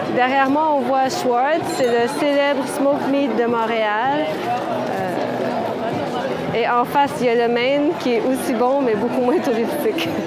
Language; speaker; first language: French; native; French